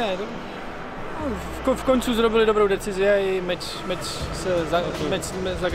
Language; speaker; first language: Polish; non-native, learner; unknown